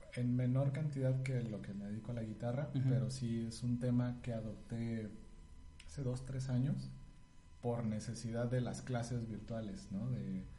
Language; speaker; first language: Spanish; native; Spanish